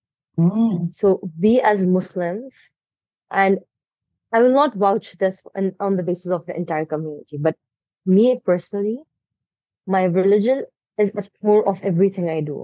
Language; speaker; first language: English; non-native, local second language; Hindi